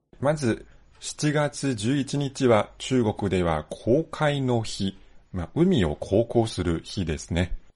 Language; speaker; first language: Japanese; non-native, fluent; Chinese